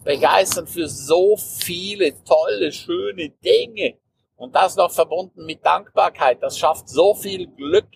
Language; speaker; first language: German; non-native, local second language; Romansh